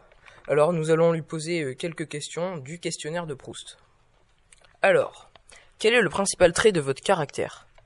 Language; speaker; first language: French; native; French